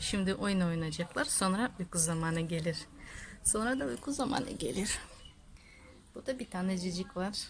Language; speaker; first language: Turkish; non-native, learner; Russian